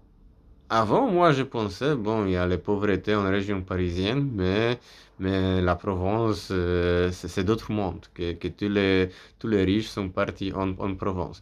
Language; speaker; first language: French; non-native, fluent; Polish